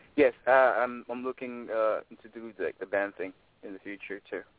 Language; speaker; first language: English; non-native, local second language; Filipino